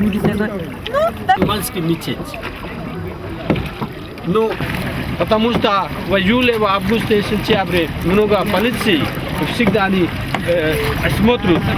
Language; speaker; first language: Russian; non-native, fluent; Hindi